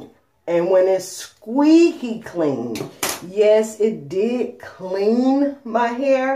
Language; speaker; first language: English; native; English